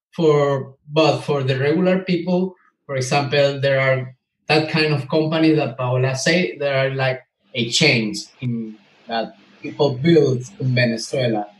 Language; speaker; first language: English; non-native, learner; Spanish